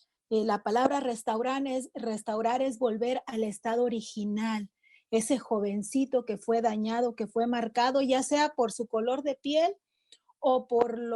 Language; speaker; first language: Spanish; native; Spanish